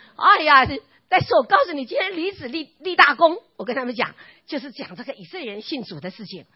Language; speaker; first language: Chinese; non-native, local second language; Hakka Chinese